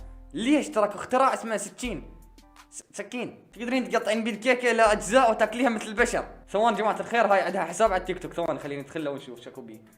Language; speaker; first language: Arabic; native; Arabic